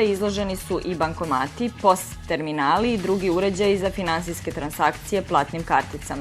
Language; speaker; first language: Serbian; native; Serbian